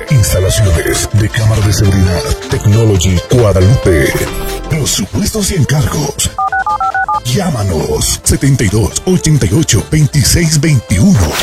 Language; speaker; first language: Spanish; native; Spanish